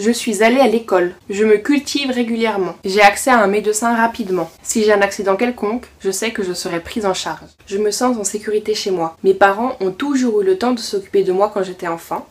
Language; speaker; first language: French; native; French